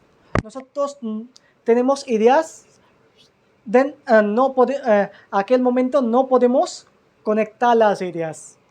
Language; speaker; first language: Spanish; non-native, learner; Hindi